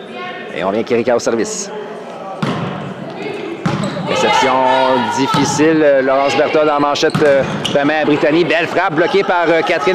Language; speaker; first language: French; native; French